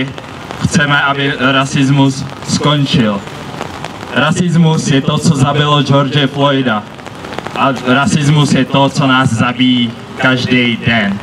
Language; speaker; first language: Czech; early bilingual, other home language; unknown